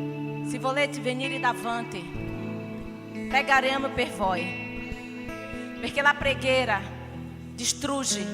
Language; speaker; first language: Italian; non-native, learner; Portuguese